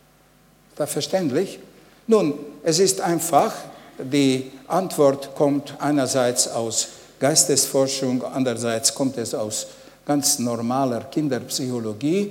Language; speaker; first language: German; non-native, fluent; Hungarian